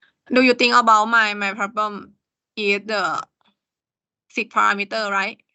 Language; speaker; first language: English; non-native, learner; Thai